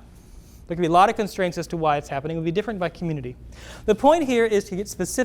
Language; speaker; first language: English; native; English